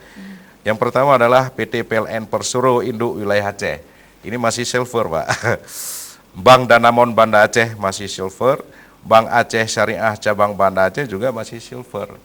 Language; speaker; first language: Malay; native; Malay